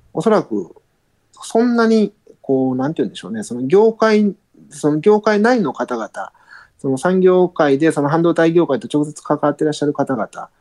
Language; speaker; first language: Japanese; native; Japanese